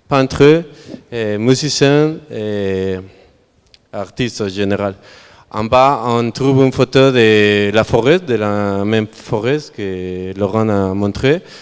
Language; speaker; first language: French; non-native, learner; Spanish